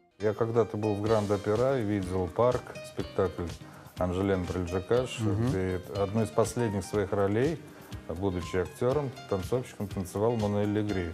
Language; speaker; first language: Russian; native; Russian